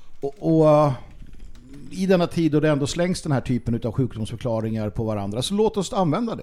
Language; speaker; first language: Swedish; native; Swedish